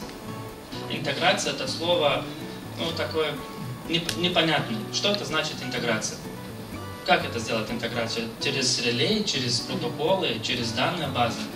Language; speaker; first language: Russian; non-native, fluent; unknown